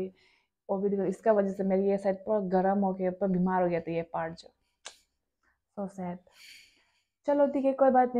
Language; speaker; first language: Hindi; non-native, local second language; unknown